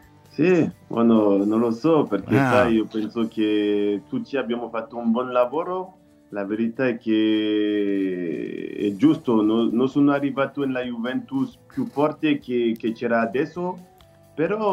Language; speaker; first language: Italian; non-native, learner; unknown